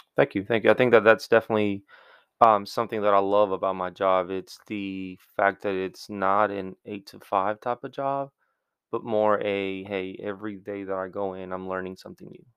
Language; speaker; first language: English; early bilingual, other home language; Spanish